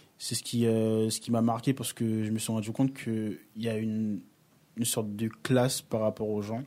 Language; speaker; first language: French; early bilingual, other home language; Haitian Creole